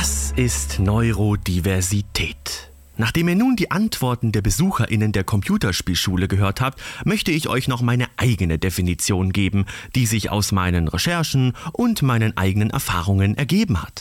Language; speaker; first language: German; native; German